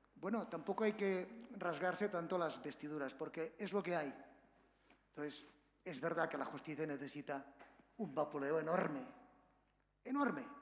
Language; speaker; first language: Spanish; native; Spanish